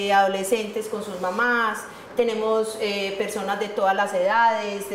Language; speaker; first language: Spanish; native; Spanish